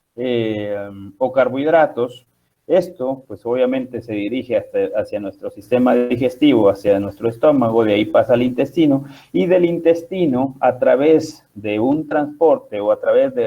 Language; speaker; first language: Spanish; native; Spanish